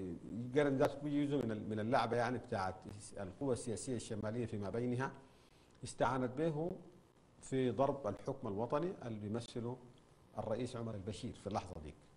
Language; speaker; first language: Arabic; native; Arabic